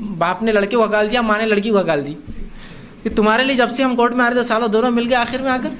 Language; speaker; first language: Urdu; native; Urdu